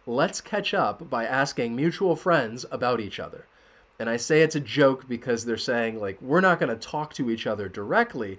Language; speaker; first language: English; native; English